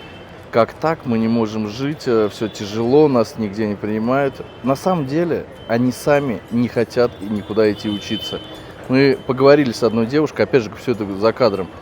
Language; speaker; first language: Russian; native; Russian